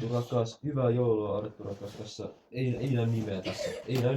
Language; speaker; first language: Finnish; native; Finnish